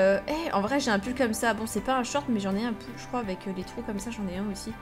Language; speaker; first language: French; native; French